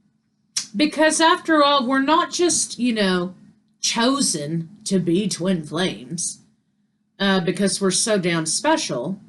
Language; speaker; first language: English; native; English